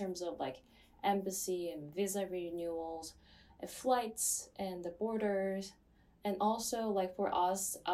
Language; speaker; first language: English; non-native, fluent; Korean